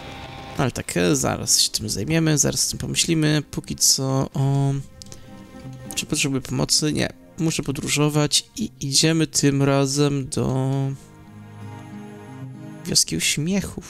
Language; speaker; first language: Polish; native; Polish